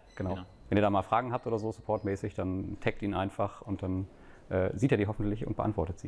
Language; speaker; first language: German; native; German